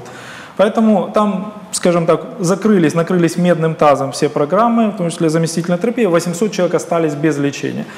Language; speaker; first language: Russian; native; Russian